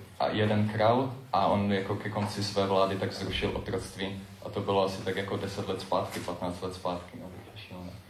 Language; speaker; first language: Czech; native; Czech